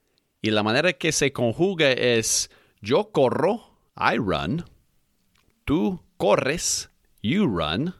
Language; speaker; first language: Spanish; non-native, fluent; English